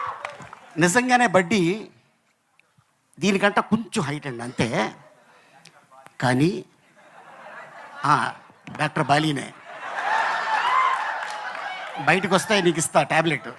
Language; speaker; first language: Telugu; native; Telugu